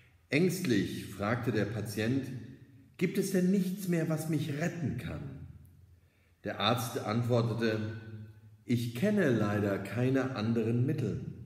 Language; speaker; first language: German; native; German